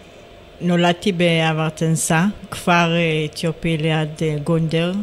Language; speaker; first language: Hebrew; early bilingual, other home language; Amharic